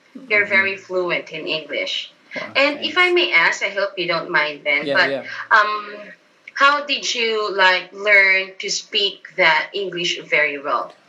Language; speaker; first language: English; non-native, local second language; Filipino